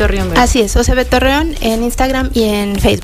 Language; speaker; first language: Spanish; native; Spanish